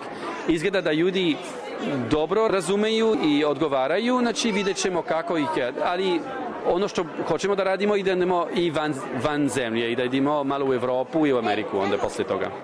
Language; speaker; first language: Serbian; non-native, fluent; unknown